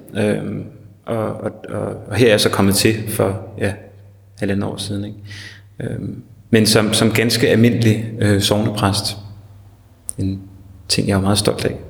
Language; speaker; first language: Danish; native; Danish